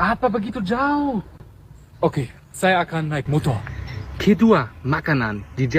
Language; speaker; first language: Indonesian; non-native, learner; German